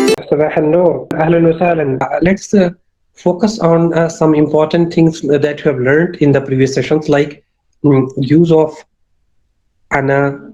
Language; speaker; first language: English; non-native, local second language; Urdu